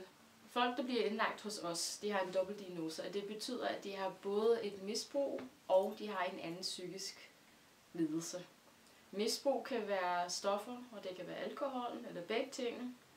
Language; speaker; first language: Danish; non-native, fluent; English